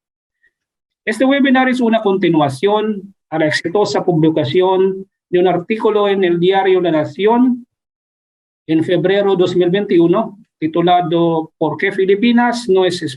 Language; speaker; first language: Spanish; non-native, fluent; Filipino